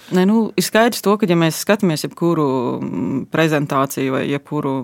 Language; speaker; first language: Latvian; native; Latvian